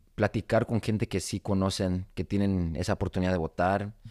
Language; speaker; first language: Spanish; early bilingual, heritage; Spanish